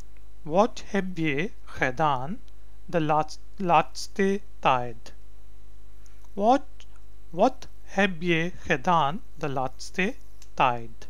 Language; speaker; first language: Dutch; non-native, learner; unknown